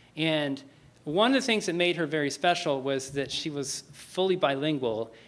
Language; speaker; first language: English; native; English